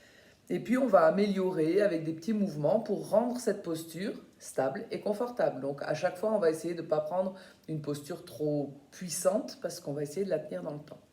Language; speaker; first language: French; native; French